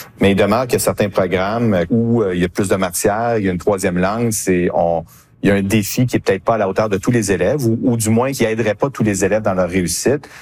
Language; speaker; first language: French; native; French